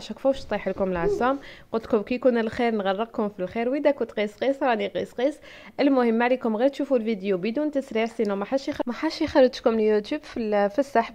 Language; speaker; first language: Arabic; native; Arabic